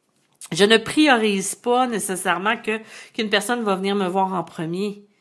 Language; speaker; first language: French; native; French